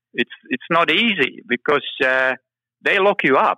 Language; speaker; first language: English; non-native, fluent; Czech